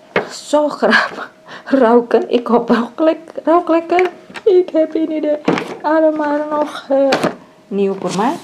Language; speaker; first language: Dutch; non-native, learner; Indonesian